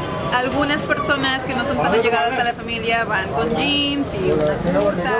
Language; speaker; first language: Spanish; native; Spanish